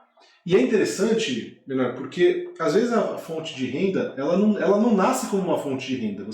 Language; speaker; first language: Portuguese; native; Portuguese